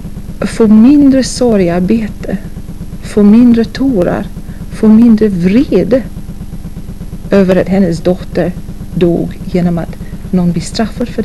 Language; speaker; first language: Swedish; non-native, fluent; English